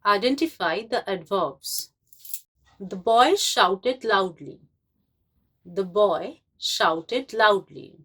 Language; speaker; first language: English; non-native, local second language; Bangla